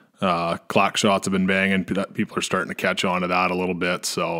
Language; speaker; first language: English; native; English